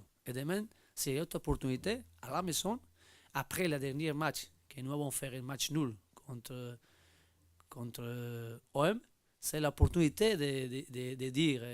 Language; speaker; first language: French; non-native, learner; Spanish